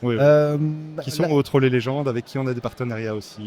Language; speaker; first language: French; native; French